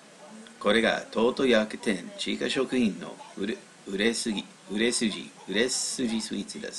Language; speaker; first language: Japanese; non-native, learner; English